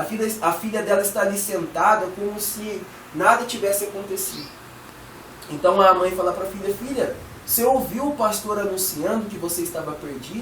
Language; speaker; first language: Portuguese; native; Portuguese